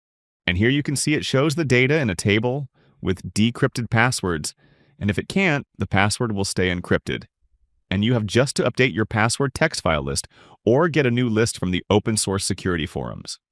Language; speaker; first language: English; non-native, fluent; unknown